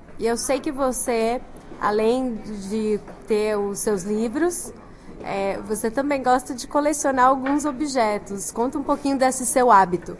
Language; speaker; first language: Portuguese; native; Portuguese